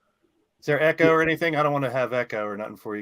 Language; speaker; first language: English; native; English